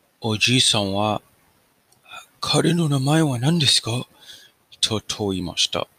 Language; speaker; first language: Japanese; non-native, learner; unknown